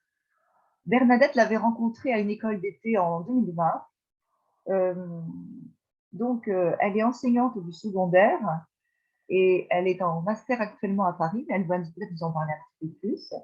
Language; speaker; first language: French; native; French